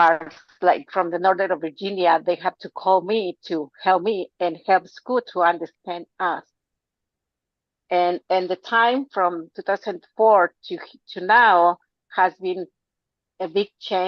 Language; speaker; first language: English; non-native, fluent; Spanish